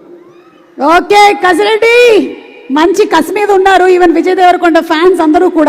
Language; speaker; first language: Telugu; native; Telugu